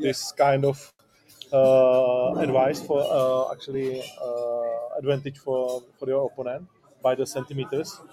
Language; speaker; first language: English; non-native, learner; Czech